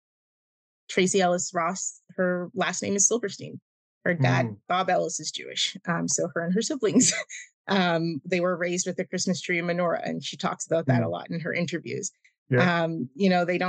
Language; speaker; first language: English; native; English